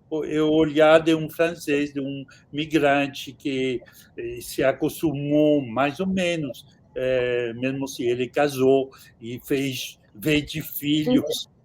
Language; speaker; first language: Portuguese; non-native, fluent; French